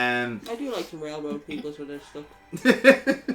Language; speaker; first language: English; native; English